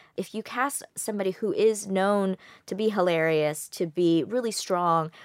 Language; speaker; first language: English; native; English